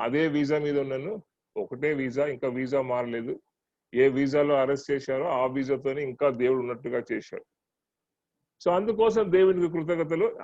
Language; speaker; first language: Telugu; non-native, local second language; Tamil